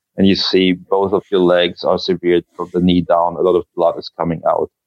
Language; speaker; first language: English; non-native, fluent; German